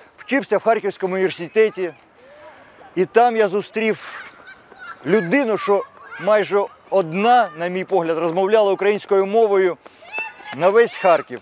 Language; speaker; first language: Ukrainian; native; Ukrainian